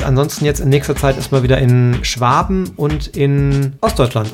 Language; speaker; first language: German; native; German